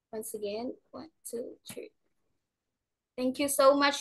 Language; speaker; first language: English; non-native, learner; Indonesian